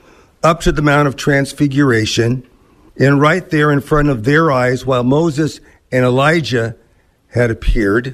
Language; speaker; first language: English; native; English